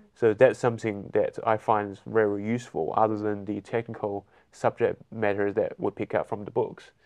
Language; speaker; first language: English; non-native, fluent; Chinese